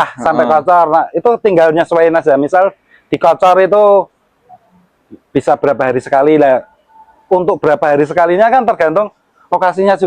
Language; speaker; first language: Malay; non-native, local second language; Javanese